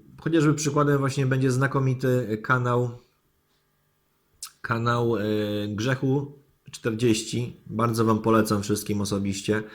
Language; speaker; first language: Polish; native; Polish